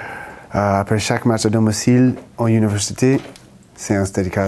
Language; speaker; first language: French; non-native, fluent; English